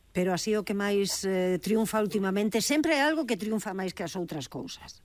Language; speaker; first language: Galician; native; Galician